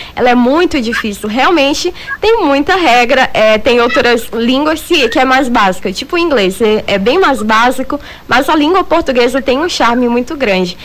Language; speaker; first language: Portuguese; native; Portuguese